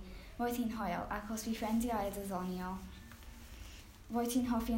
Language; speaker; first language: Welsh; non-native, learner; English